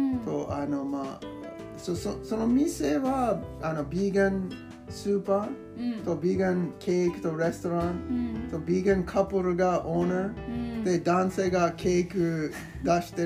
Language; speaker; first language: Japanese; non-native, learner; English